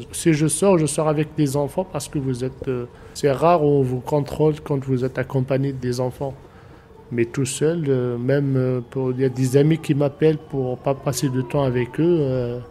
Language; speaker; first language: French; non-native, local second language; Arabic